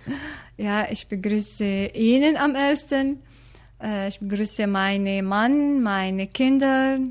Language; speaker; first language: German; non-native, learner; Arabic